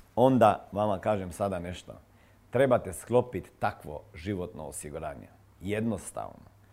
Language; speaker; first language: Croatian; non-native, fluent; Serbian